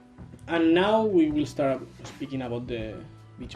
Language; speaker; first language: English; non-native, learner; Spanish